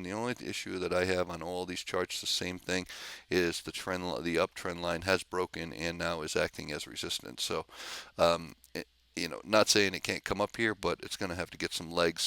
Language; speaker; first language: English; native; English